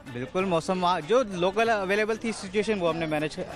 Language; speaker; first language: Urdu; native; Urdu